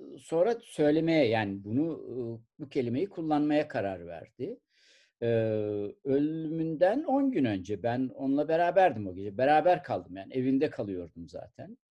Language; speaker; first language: Turkish; native; Turkish